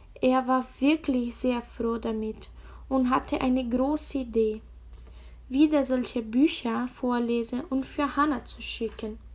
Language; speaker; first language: German; non-native, learner; Spanish